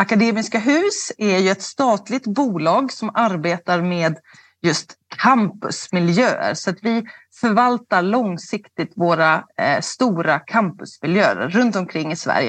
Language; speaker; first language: Swedish; native; Swedish